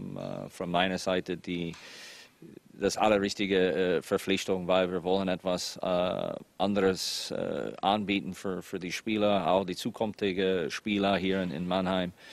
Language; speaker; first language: German; non-native, fluent; English